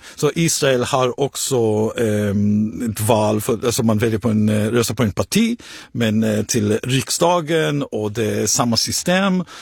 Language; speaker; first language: Swedish; non-native, fluent; Hebrew